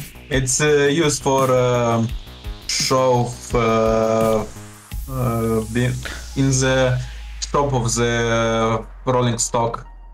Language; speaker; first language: English; non-native, learner; Russian